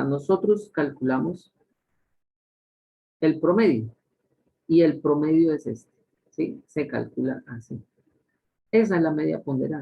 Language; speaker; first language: Spanish; native; Spanish